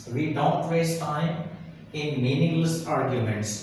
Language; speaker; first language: English; non-native, local second language; Urdu